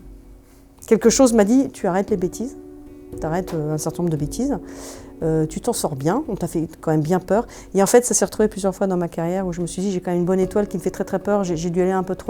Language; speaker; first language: French; native; French